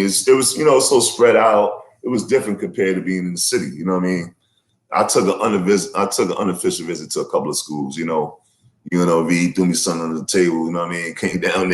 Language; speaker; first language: English; native; English